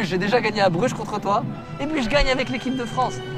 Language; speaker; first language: French; native; French